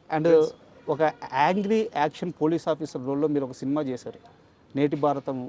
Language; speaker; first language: Telugu; native; Telugu